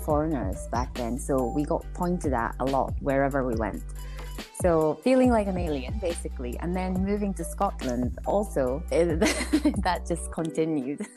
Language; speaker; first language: English; non-native, fluent; Japanese